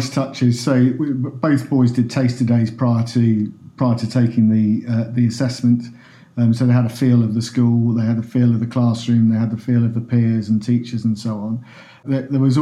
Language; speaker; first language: English; native; English